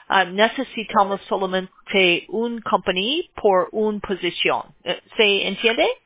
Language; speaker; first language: Spanish; non-native, learner; English